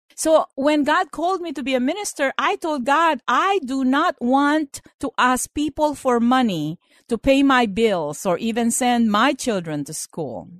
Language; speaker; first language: English; non-native, local second language; Filipino